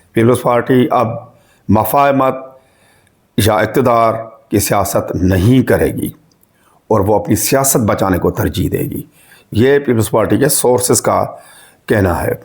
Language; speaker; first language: Urdu; non-native, local second language; Sindhi